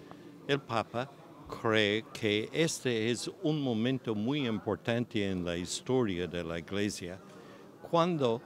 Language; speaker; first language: Spanish; non-native, fluent; English